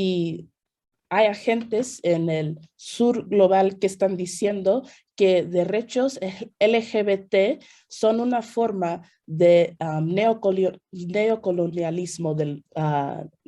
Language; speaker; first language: Spanish; early bilingual, heritage; Spanish